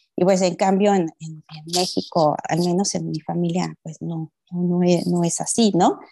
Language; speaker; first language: Spanish; native; Spanish